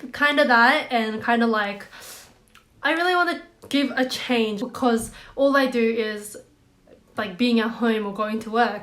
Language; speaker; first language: English; non-native, fluent; Korean